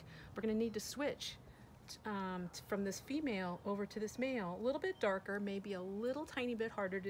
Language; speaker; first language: English; native; English